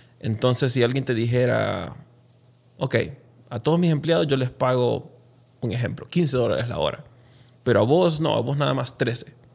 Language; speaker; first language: Spanish; native; Spanish